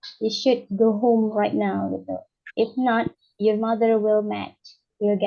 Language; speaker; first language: English; non-native, learner; Indonesian